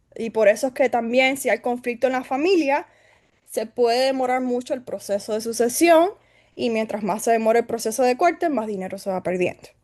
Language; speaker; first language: Spanish; early bilingual, heritage; Spanish